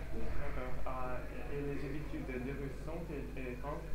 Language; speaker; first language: French; non-native, learner; Russian